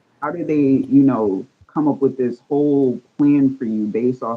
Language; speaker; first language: English; native; English